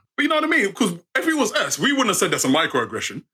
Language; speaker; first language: English; native; English